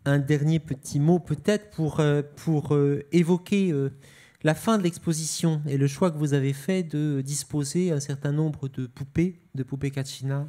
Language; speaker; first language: French; native; French